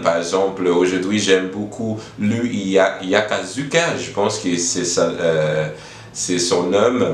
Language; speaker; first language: French; non-native, learner; English